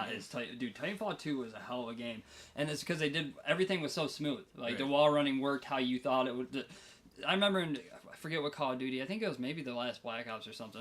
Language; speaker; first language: English; native; English